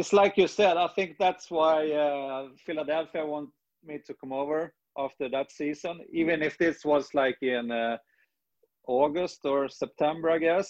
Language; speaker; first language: English; non-native, fluent; Swedish